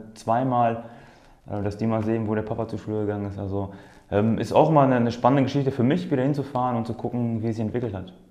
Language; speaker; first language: German; early bilingual, other home language; Polish